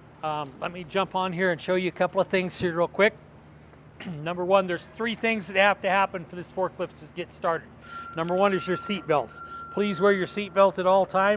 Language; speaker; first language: English; native; English